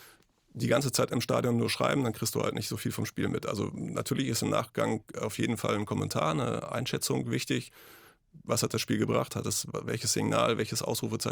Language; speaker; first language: German; native; German